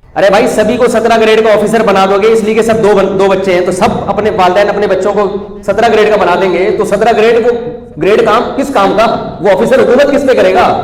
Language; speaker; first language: Urdu; native; Urdu